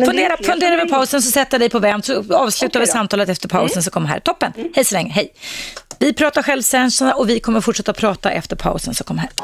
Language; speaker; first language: Swedish; native; Swedish